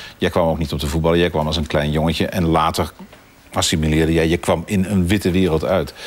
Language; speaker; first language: Dutch; native; Dutch